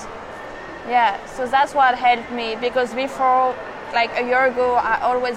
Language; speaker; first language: English; non-native, fluent; French